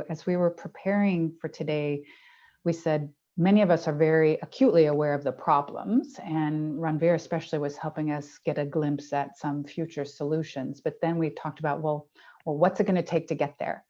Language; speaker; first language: English; native; English